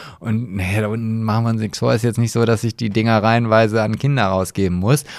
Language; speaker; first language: German; early bilingual, other home language; Polish